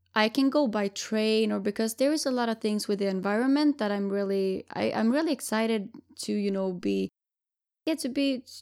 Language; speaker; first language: English; non-native, fluent; Swedish